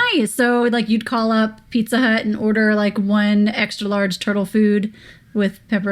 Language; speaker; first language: English; native; English